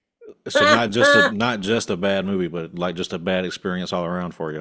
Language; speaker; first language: English; native; English